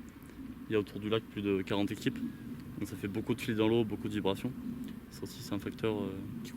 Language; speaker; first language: French; native; French